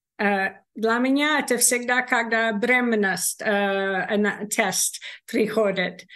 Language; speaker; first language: Russian; non-native, learner; English